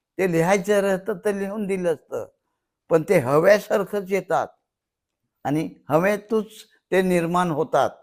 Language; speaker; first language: Marathi; non-native, local second language; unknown